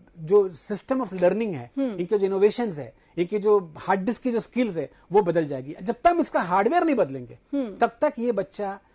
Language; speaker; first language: Hindi; native; Hindi